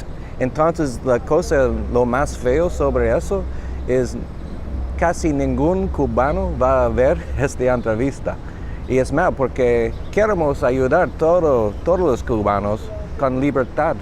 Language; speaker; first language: Spanish; non-native, learner; English